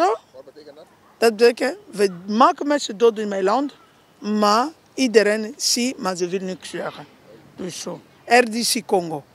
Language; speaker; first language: Dutch; non-native, learner; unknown